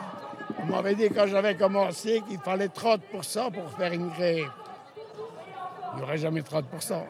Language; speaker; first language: French; early bilingual, other home language; Spanish